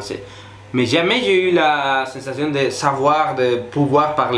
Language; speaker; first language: French; non-native, fluent; Spanish